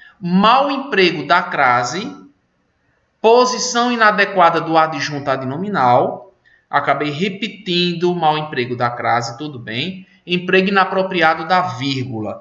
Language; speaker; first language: Portuguese; native; Portuguese